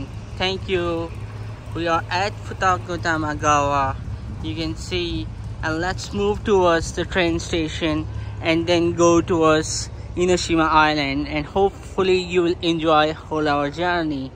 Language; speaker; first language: English; non-native, local second language; Urdu